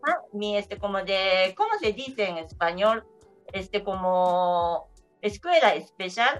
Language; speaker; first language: Spanish; non-native, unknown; Japanese